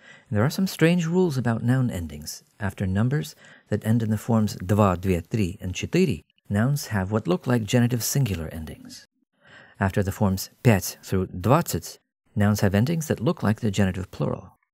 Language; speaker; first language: English; native; English